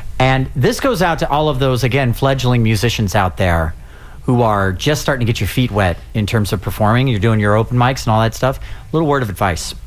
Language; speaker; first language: English; native; English